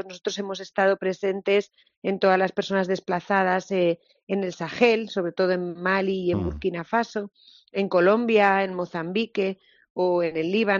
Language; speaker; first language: Spanish; native; Spanish